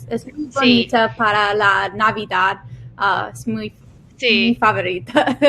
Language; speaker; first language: Spanish; non-native, learner; English